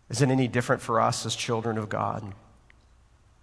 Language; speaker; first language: English; native; English